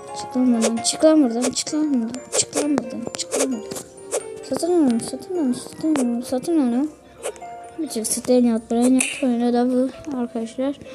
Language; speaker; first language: Turkish; native; Turkish